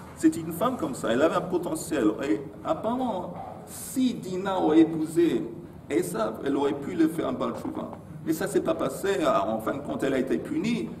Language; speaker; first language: French; native; French